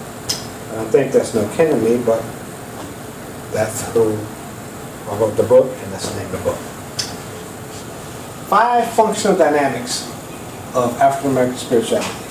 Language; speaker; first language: English; native; English